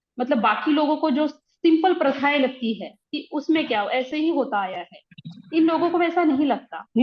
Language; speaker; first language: Hindi; non-native, local second language; Marathi